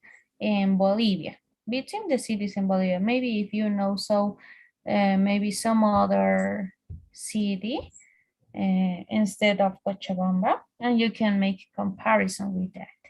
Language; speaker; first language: English; non-native, fluent; Spanish